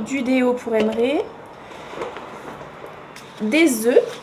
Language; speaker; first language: French; native; French